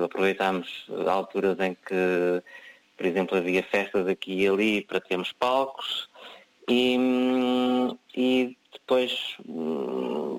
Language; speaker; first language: Portuguese; native; Portuguese